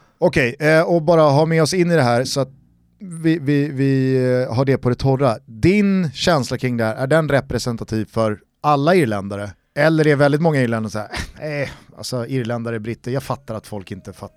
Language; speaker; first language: Swedish; native; Swedish